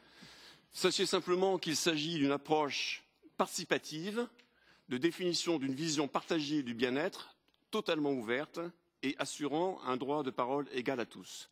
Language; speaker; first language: French; native; French